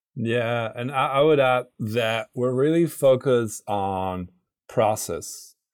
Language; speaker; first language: English; non-native, fluent; Spanish